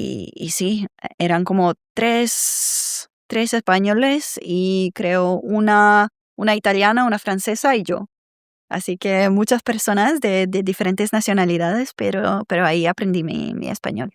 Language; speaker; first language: Spanish; non-native, fluent; Serbian